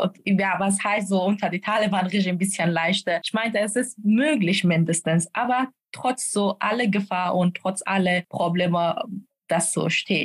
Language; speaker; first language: German; non-native, fluent; Persian